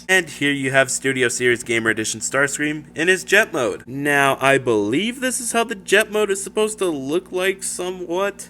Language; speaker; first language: English; native; English